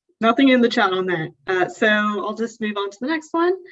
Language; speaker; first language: English; native; English